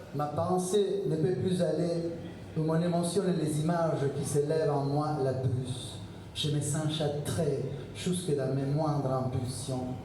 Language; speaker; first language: French; non-native, fluent; Spanish